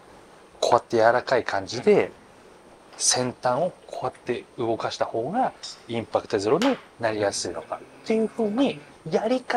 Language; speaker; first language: Japanese; native; Japanese